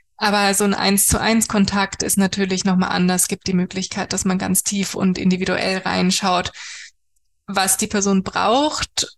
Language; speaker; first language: German; native; German